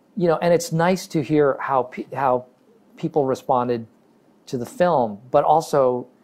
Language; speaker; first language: English; native; English